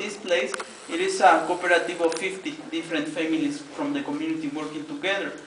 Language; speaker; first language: English; non-native, fluent; Spanish